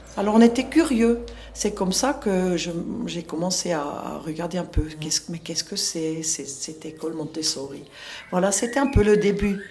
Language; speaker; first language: French; non-native, local second language; Swiss German